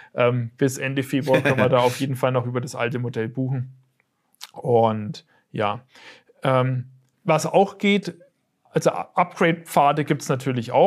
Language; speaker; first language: German; native; German